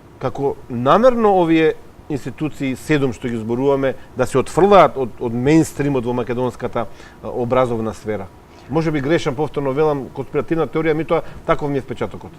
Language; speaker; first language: Macedonian; native; Macedonian